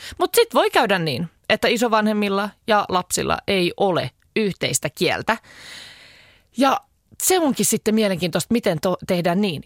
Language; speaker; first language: Finnish; native; Finnish